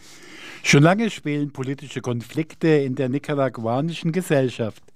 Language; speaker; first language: German; native; German